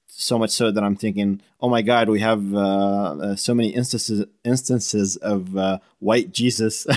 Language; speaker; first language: English; non-native, fluent; Arabic